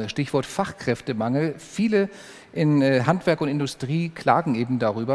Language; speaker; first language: German; native; German